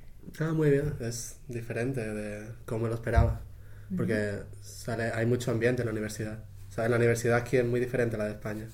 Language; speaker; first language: Spanish; native; Spanish